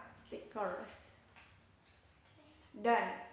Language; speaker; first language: English; non-native, learner; Indonesian